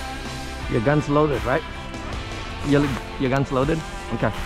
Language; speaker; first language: English; native; English